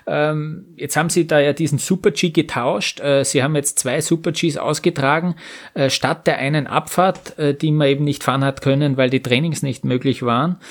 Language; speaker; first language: German; native; German